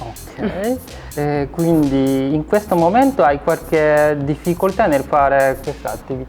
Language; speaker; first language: Italian; non-native, fluent; Japanese